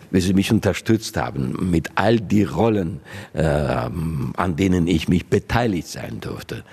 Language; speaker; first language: German; non-native, fluent; Georgian